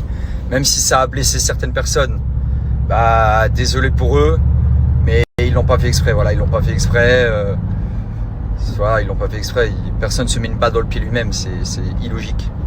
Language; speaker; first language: French; native; French